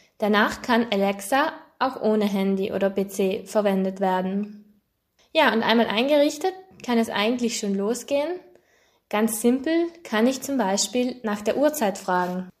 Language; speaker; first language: German; native; German